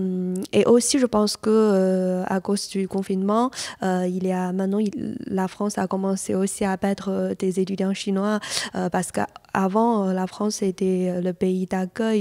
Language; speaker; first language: French; non-native, fluent; Chinese